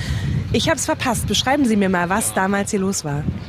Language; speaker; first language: German; native; German